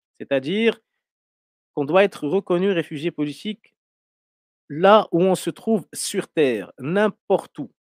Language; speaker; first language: French; non-native, local second language; Arabic